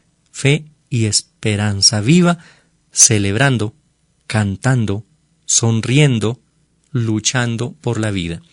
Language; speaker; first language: Spanish; native; Spanish